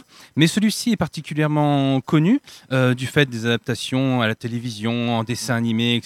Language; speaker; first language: French; native; French